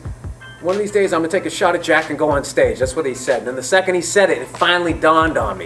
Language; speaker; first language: English; native; English